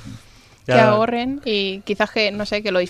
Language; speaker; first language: Spanish; native; Spanish